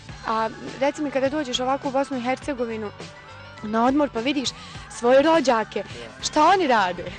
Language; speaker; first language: Bosnian; native; Bosnian